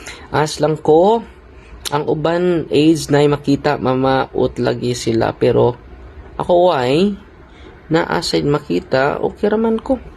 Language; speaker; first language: Filipino; native; Filipino